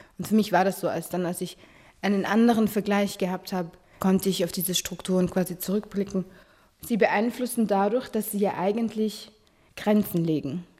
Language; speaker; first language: German; early bilingual, other home language; Arabic